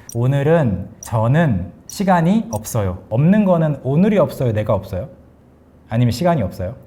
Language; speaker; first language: Korean; native; Korean